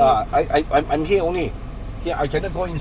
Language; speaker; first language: English; non-native, learner; Malay